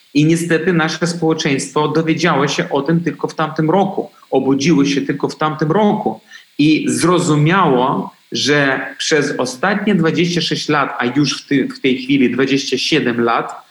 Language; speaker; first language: Polish; non-native, fluent; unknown